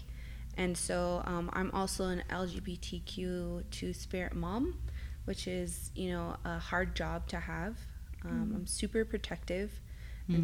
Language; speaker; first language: English; early bilingual, other home language; Spanish